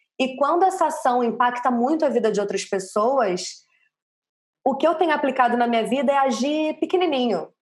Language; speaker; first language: Portuguese; native; Portuguese